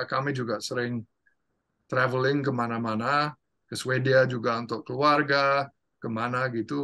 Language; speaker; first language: Indonesian; non-native, fluent; English